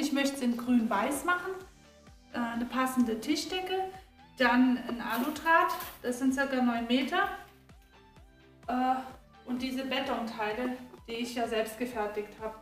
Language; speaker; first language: German; native; German